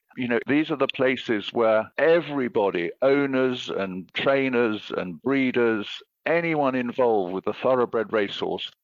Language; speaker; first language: English; native; English